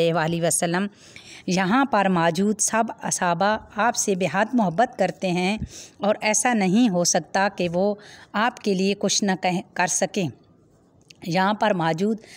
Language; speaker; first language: Hindi; native; Hindi